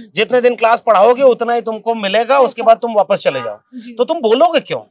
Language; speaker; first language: Hindi; native; Hindi